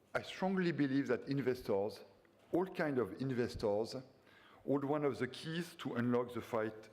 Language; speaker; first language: English; non-native, fluent; French